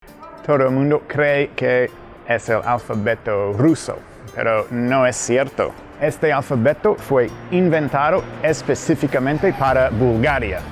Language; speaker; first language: Spanish; non-native, fluent; English